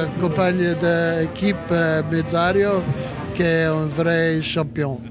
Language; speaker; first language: French; non-native, learner; English